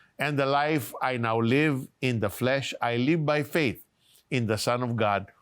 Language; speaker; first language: English; non-native, local second language; Filipino